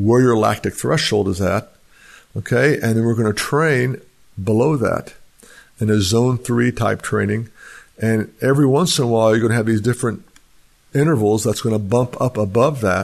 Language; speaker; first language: English; native; English